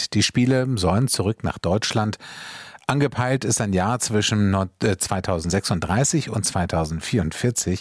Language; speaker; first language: German; native; German